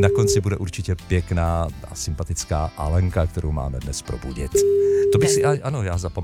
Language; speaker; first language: Czech; native; Czech